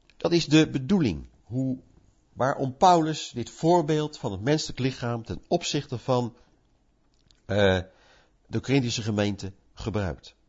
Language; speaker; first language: Dutch; native; Dutch